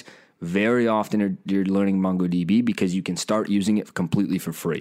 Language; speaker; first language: English; native; English